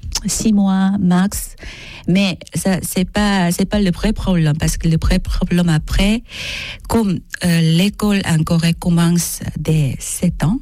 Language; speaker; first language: French; non-native, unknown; Korean